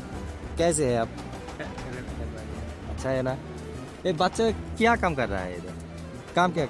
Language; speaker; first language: Hindi; non-native, learner; Bangla